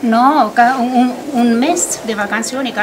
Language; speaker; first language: Spanish; non-native, learner; Romanian